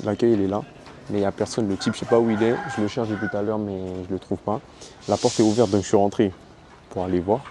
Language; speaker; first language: French; native; French